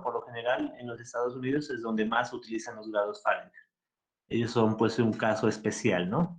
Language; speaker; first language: Spanish; native; Spanish